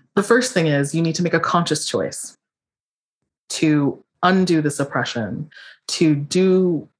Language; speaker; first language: English; native; English